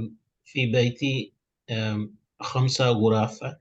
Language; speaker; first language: Arabic; non-native, learner; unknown